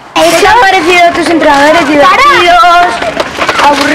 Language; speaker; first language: Spanish; native; Spanish